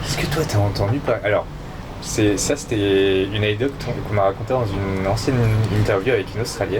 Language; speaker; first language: French; native; French